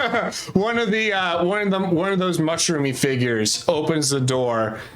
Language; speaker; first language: English; native; English